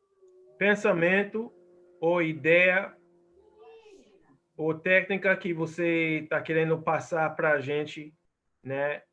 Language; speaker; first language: Portuguese; non-native, fluent; English